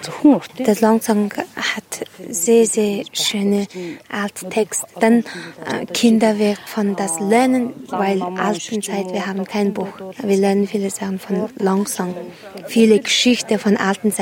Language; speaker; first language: German; non-native, learner; Mongolian